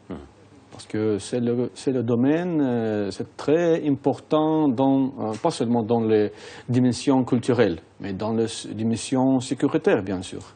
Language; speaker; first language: French; non-native, fluent; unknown